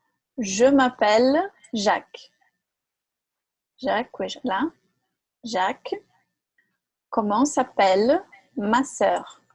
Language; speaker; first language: French; non-native, fluent; Portuguese